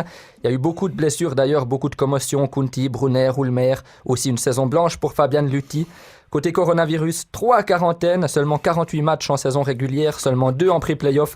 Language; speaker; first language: French; native; French